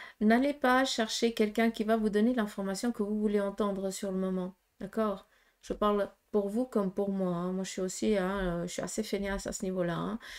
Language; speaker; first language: French; early bilingual, other home language; Portuguese